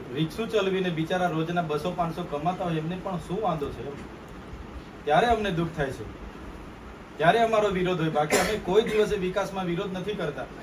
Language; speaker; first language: Gujarati; non-native, local second language; Vasavi